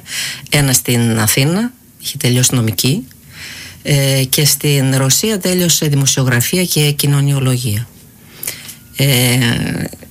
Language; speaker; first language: Greek; non-native, fluent; Uzbek